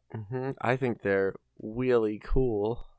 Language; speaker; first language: English; native; English